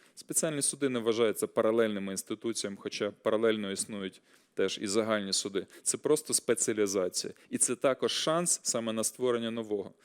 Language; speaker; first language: Ukrainian; native; Ukrainian